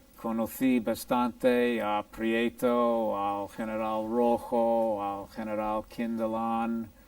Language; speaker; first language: Spanish; non-native, fluent; English